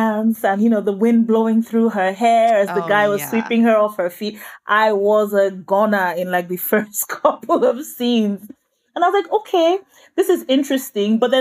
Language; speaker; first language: English; non-native, local second language; Yoruba